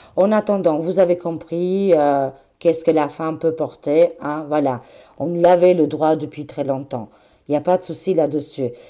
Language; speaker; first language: French; non-native, fluent; Albanian